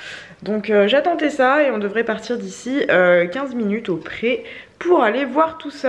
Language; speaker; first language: French; native; French